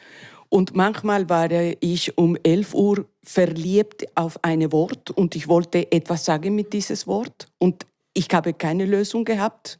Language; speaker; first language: German; non-native, learner; Spanish